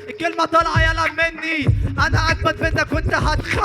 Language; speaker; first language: Arabic; native; Arabic